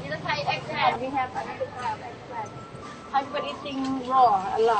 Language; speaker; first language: English; non-native, learner; Thai